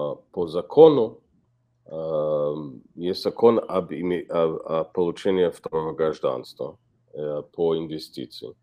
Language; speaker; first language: Russian; non-native, fluent; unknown